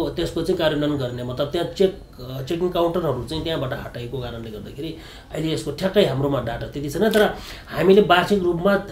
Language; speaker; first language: Nepali; non-native, local second language; Sherpa